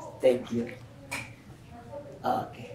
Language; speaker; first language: English; non-native, learner; Indonesian